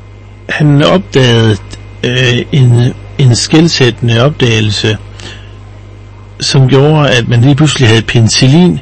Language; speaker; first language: Danish; native; Danish